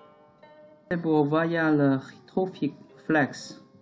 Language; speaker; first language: French; non-native, learner; Chinese